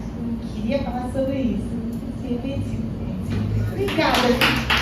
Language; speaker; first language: Portuguese; non-native, fluent; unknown